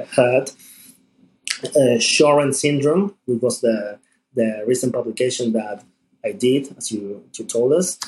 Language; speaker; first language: English; non-native, fluent; Spanish